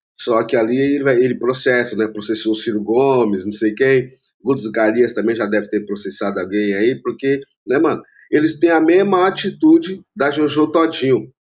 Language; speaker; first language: Portuguese; native; Portuguese